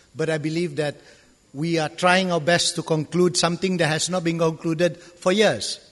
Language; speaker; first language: English; non-native, local second language; Malay